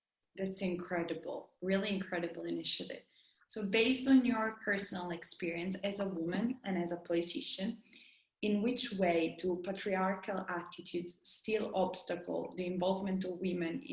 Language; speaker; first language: English; non-native, fluent; Italian